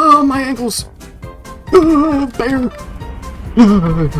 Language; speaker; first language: English; native; English